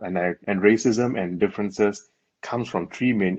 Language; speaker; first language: English; non-native, local second language; Tamil